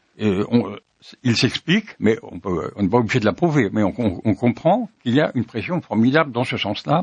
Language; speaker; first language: French; native; French